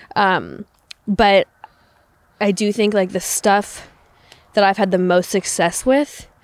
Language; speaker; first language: English; native; English